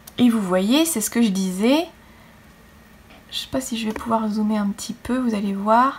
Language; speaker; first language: French; native; French